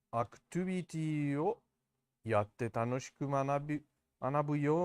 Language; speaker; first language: Japanese; non-native, learner; Greek